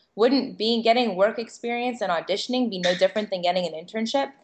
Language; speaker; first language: English; native; English